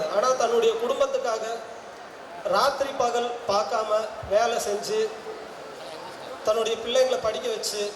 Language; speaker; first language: Tamil; native; Tamil